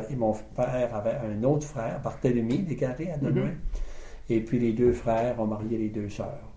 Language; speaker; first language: French; native; French